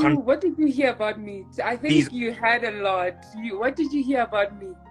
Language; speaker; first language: English; non-native, local second language; Tswana